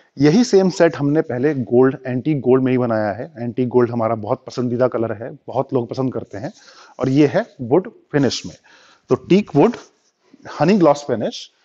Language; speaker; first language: Hindi; native; Hindi